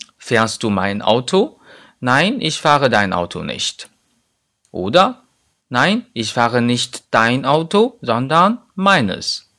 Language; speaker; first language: German; non-native, fluent; Chinese